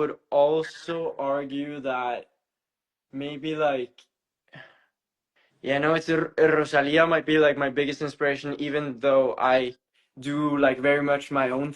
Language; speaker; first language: English; non-native, fluent; Norwegian